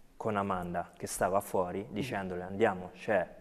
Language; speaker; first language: Italian; early bilingual, other home language; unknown